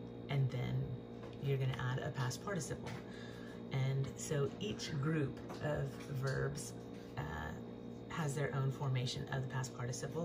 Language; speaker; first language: English; native; English